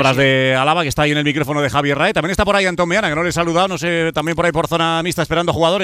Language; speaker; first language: Spanish; native; Spanish